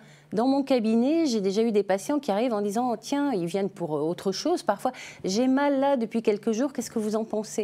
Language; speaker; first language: French; native; French